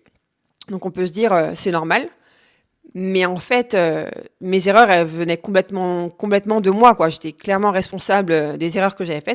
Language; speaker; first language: French; native; French